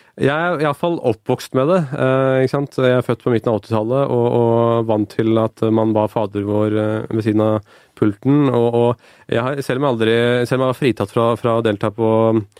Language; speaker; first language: Norwegian; early bilingual, other home language; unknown